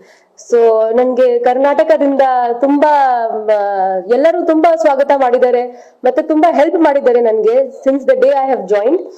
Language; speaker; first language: Kannada; non-native, fluent; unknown